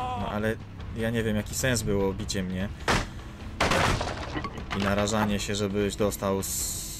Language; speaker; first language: Polish; native; Polish